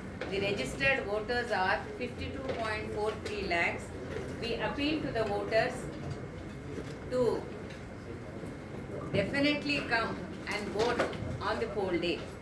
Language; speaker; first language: English; non-native, local second language; Telugu